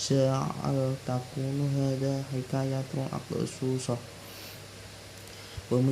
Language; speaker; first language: Arabic; non-native, learner; Indonesian